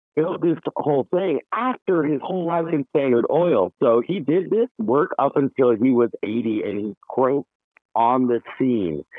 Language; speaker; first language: English; native; English